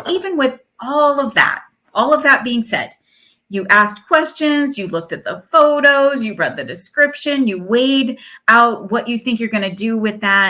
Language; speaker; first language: English; native; English